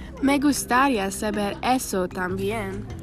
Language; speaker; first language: Spanish; non-native, learner; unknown